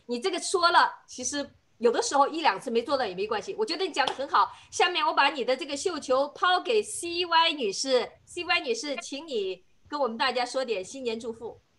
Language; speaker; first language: Chinese; native; Chinese